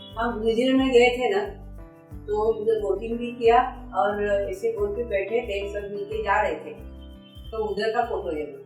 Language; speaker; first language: Hindi; non-native, local second language; Marathi